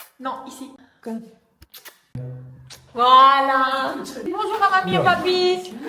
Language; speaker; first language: French; native; French